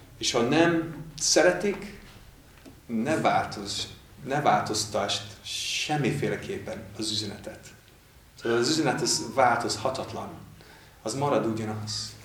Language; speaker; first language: Hungarian; non-native, fluent; English